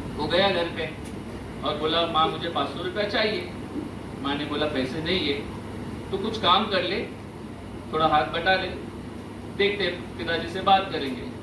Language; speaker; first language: Hindi; non-native, local second language; Marathi